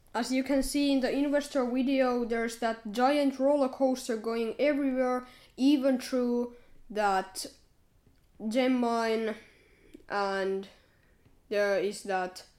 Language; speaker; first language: English; non-native, fluent; Finnish